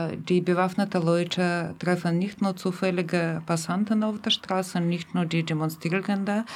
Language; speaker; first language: German; non-native, fluent; Russian